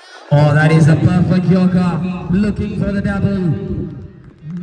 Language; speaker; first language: English; non-native, local second language; Malayalam